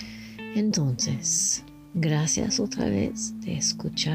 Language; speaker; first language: Spanish; non-native, learner; French